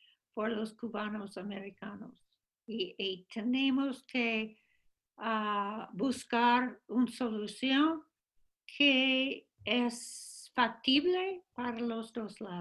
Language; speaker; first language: Spanish; non-native, fluent; English